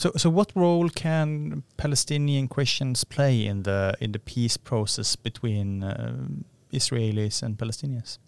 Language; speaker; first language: English; non-native, fluent; Norwegian